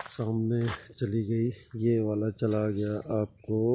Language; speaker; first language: Hindi; native; Hindi